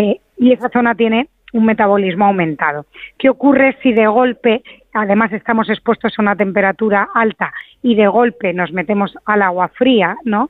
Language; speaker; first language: Spanish; native; Spanish